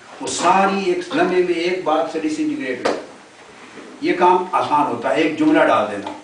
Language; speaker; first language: Urdu; non-native, local second language; Punjabi